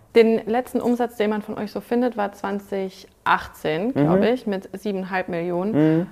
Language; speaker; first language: German; native; German